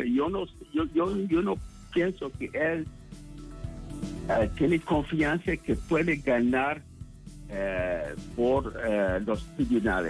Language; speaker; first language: Spanish; non-native, fluent; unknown